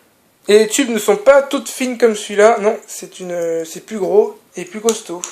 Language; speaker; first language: French; native; French